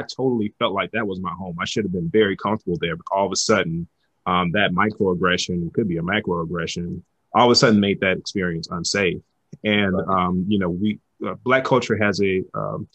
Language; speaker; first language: English; native; English